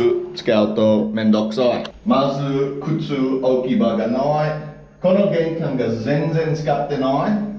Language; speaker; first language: Japanese; non-native, learner; English